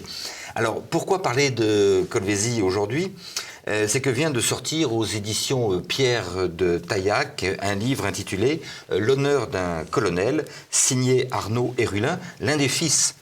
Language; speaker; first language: French; native; French